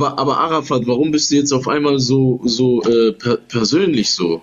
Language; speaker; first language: German; native; German